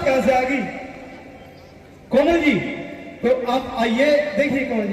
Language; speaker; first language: Hindi; native; Hindi